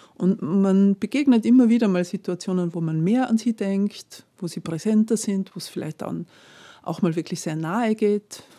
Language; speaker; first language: German; native; German